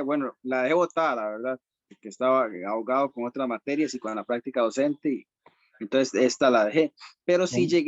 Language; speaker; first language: Spanish; native; Spanish